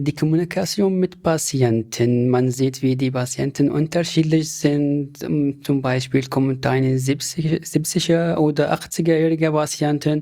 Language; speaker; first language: German; non-native, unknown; Arabic